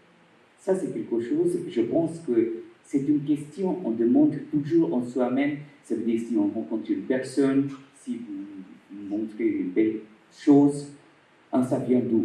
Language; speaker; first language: French; non-native, fluent; Bangla